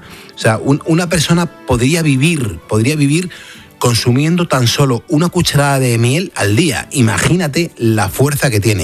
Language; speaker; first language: Spanish; native; Spanish